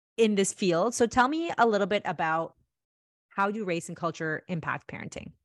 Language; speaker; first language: English; early bilingual, other home language; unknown